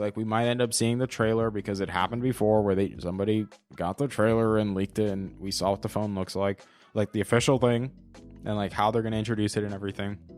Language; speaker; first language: English; native; English